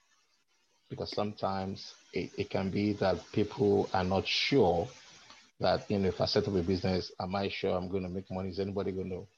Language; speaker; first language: English; non-native, local second language; Yoruba